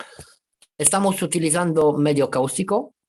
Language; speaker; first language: Spanish; non-native, fluent; Romanian